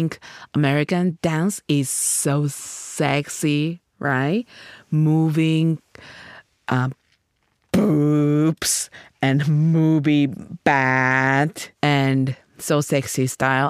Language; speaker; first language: English; non-native, learner; Japanese